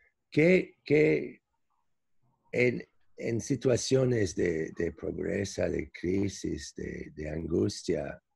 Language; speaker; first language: Spanish; non-native, fluent; English